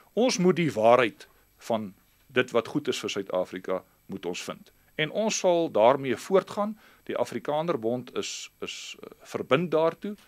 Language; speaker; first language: Afrikaans; native; Afrikaans